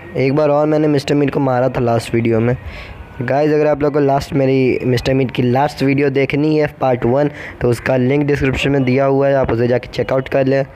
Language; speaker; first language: Hindi; native; Hindi